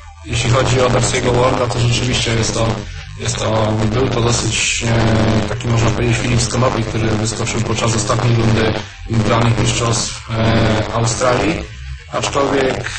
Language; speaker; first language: Polish; native; Polish